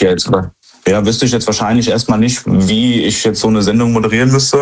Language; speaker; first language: German; native; German